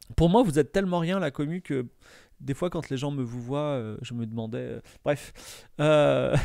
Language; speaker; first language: French; native; French